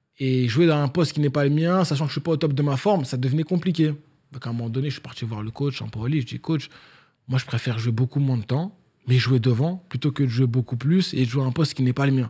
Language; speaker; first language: French; native; French